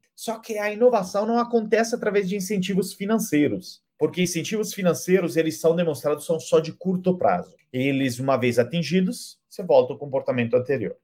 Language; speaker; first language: Portuguese; non-native, fluent; Italian